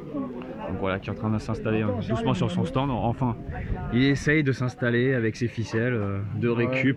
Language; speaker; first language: French; native; French